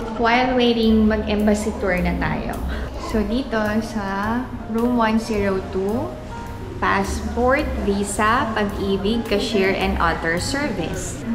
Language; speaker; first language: Filipino; native; Filipino